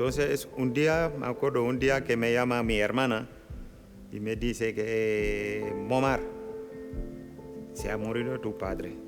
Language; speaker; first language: Spanish; non-native, local second language; Wolof